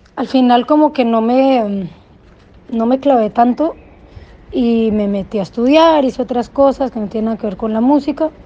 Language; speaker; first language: Spanish; native; Spanish